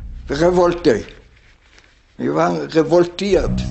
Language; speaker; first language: German; non-native, fluent; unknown